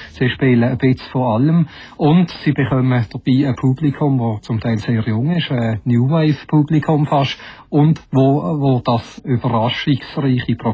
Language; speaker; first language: German; native; German